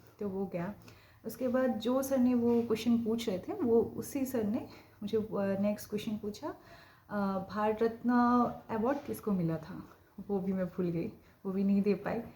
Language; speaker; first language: Hindi; non-native, local second language; Assamese